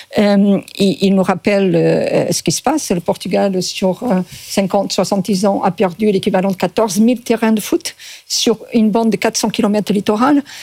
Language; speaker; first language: French; non-native, fluent; Portuguese